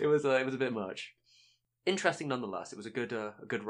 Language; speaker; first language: English; native; English